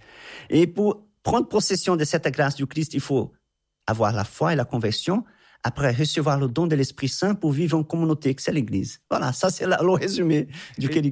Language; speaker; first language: French; non-native, fluent; Portuguese